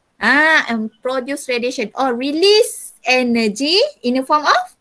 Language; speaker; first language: English; non-native, local second language; Malay